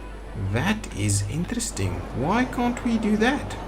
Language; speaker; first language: English; native; English